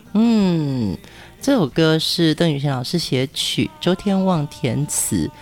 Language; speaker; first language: Chinese; non-native, local second language; Min Nan Chinese